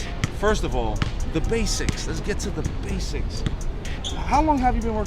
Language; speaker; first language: English; native; English